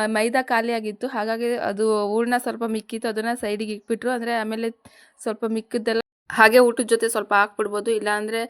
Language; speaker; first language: Kannada; non-native, local second language; Lambadi